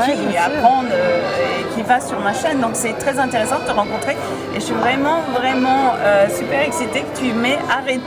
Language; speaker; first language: French; native; French